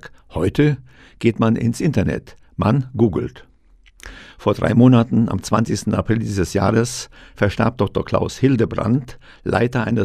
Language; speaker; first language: German; native; German